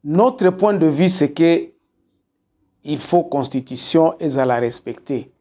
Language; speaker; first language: French; non-native, local second language; Lingala